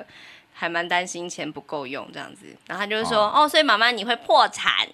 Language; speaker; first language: Chinese; native; Chinese